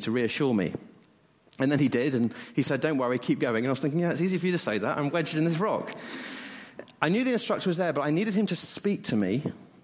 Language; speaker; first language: English; native; English